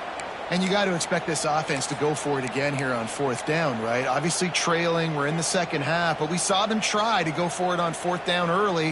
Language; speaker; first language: English; native; English